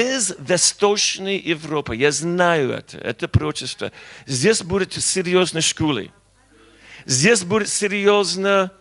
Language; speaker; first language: Russian; non-native, learner; English